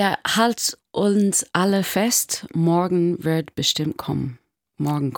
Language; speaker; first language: German; non-native, learner; English